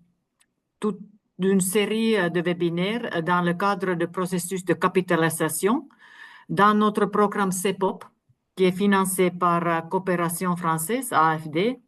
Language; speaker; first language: French; non-native, fluent; Finnish